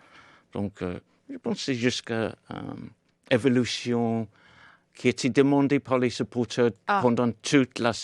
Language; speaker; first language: French; non-native, fluent; English